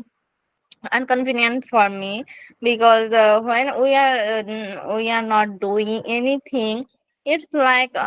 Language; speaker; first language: English; non-native, learner; Bangla